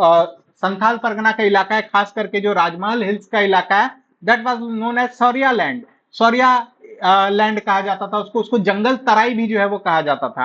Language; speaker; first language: Hindi; native; Hindi